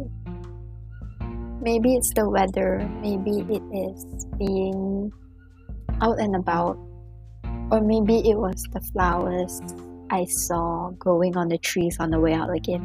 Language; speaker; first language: English; non-native, local second language; Chinese